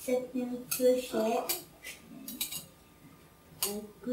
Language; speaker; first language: French; non-native, learner; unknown